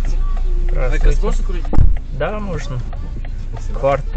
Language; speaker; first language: Russian; non-native, local second language; Kyrgyz